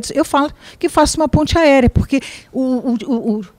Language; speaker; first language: Portuguese; native; Portuguese